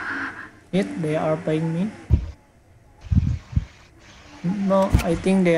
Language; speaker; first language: English; non-native, learner; Indonesian